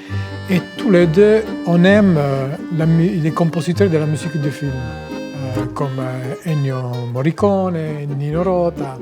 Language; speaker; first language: French; non-native, fluent; Italian